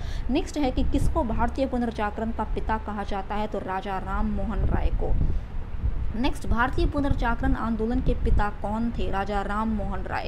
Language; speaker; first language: Hindi; native; Hindi